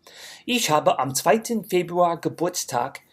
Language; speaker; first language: German; non-native, fluent; English